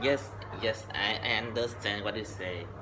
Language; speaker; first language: English; non-native, learner; Vietnamese